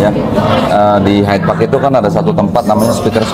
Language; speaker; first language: Indonesian; native; Indonesian